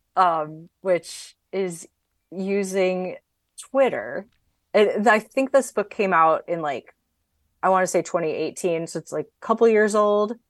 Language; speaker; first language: English; native; English